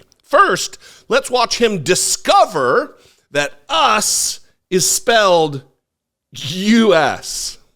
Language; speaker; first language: English; native; English